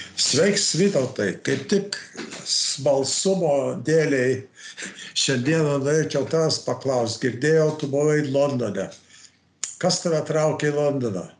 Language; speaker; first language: Lithuanian; early bilingual, heritage; Lithuanian